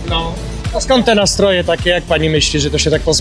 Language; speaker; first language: Polish; native; Polish